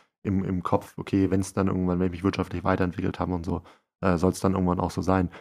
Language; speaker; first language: German; native; German